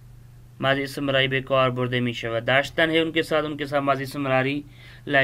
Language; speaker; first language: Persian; non-native, fluent; Urdu